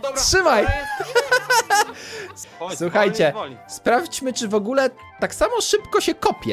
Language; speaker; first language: Polish; native; Polish